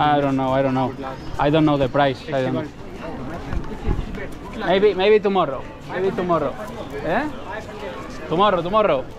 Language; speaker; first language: English; non-native, learner; Spanish